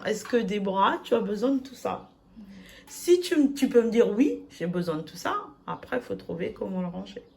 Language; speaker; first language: French; native; French